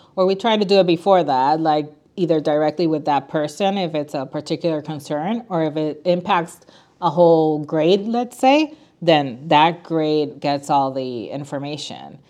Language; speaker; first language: English; non-native, fluent; Spanish